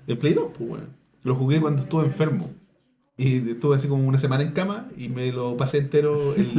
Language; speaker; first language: Spanish; native; Spanish